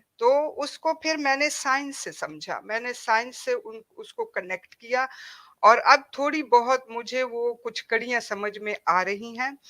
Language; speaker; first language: Hindi; non-native, fluent; Pashto